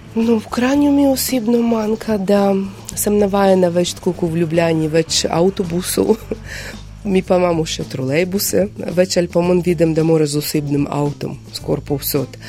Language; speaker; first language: Slovenian; non-native, fluent; Ukrainian